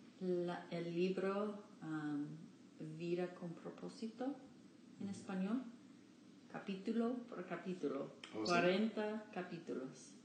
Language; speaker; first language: Spanish; non-native, learner; English